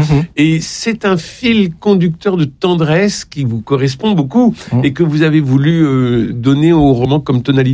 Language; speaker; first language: French; native; French